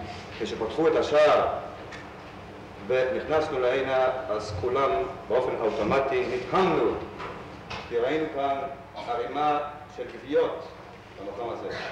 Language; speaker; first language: Hebrew; non-native, fluent; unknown